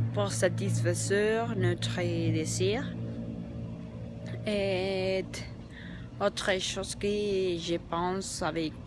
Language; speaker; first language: French; non-native, learner; Spanish